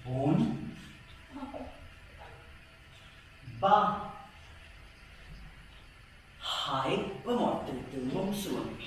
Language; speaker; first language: Vietnamese; non-native, learner; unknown